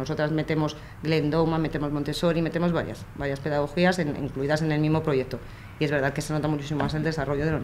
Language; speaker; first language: Spanish; native; Spanish